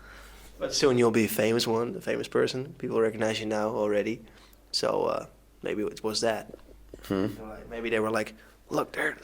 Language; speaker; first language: English; non-native, fluent; Dutch